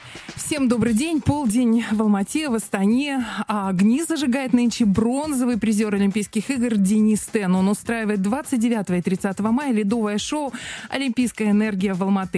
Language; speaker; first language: Russian; native; Russian